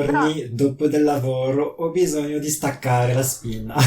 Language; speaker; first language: Italian; non-native, learner; French